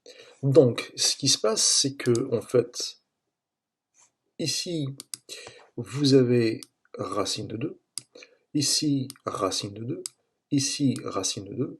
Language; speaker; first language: French; native; French